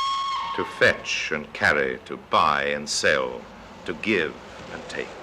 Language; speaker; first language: English; native; English